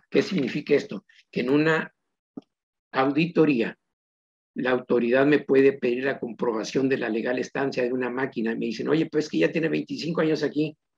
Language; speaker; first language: Spanish; native; Spanish